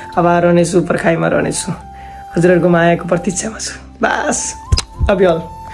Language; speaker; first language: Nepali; native; Nepali